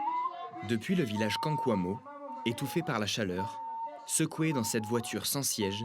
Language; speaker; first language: French; native; French